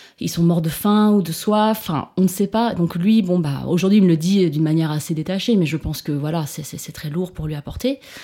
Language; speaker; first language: French; early bilingual, other home language; Chinese